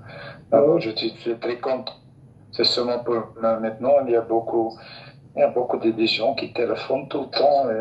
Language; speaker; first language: French; non-native, local second language; Dutch